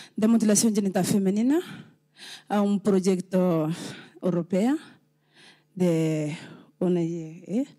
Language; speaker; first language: Spanish; non-native, learner; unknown